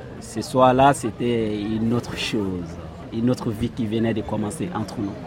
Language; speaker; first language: French; non-native, local second language; Bambara